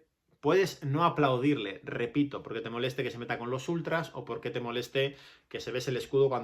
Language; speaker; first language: Spanish; native; Spanish